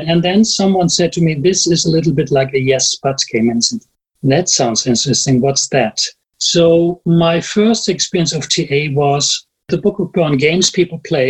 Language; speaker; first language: English; non-native, fluent; German